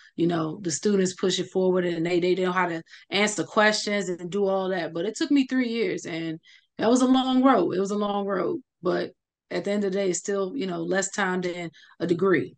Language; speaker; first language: English; native; English